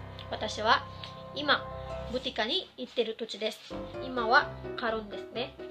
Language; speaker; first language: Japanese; non-native, fluent; Cebuano